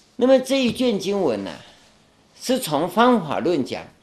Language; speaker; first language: Chinese; non-native, local second language; Min Nan Chinese